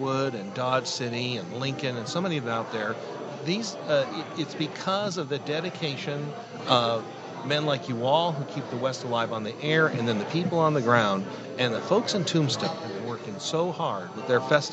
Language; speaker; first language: English; native; English